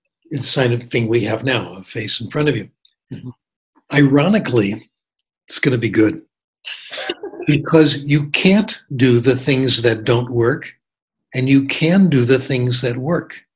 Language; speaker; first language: English; native; English